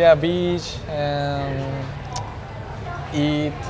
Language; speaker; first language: English; non-native, learner; Japanese